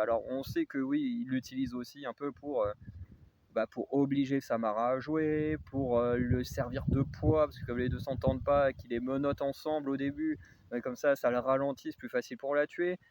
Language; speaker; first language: French; native; French